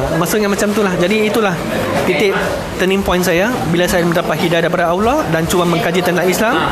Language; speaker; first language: Malay; non-native, local second language; Chinese